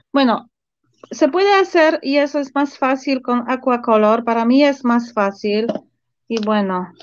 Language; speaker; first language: Spanish; non-native, fluent; Polish